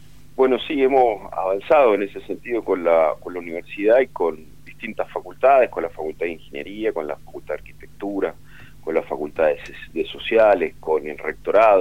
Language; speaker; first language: Spanish; native; Spanish